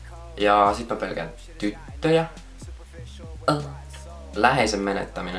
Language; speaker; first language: Finnish; native; Finnish